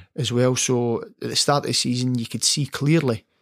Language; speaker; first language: English; native; English